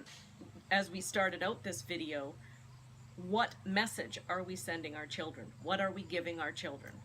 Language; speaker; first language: English; native; English